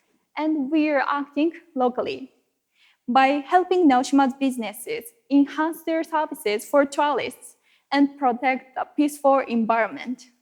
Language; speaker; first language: English; non-native, fluent; Japanese